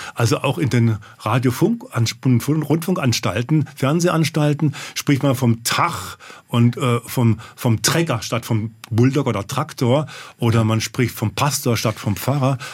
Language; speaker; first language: German; native; German